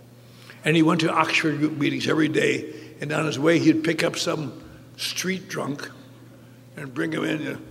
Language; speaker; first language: English; native; English